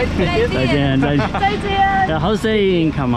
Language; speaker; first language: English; non-native, fluent; Chinese